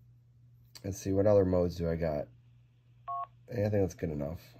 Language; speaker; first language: English; native; English